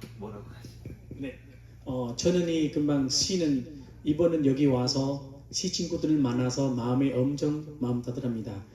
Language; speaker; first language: Korean; non-native, learner; Vietnamese